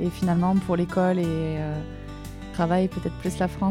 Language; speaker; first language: French; native; French